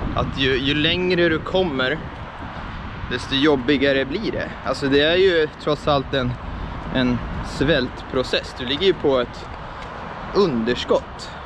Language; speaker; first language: Swedish; early bilingual, other home language; Estonian